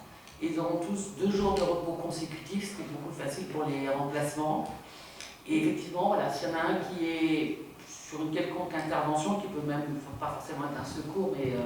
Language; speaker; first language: French; native; French